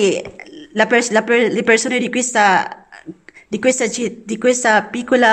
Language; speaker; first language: Italian; non-native, learner; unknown